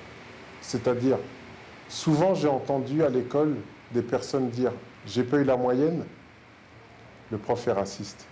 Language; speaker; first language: French; native; French